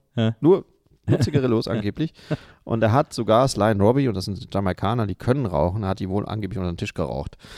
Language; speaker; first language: German; native; German